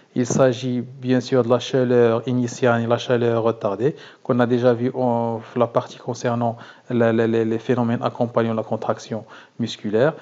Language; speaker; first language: French; non-native, local second language; Arabic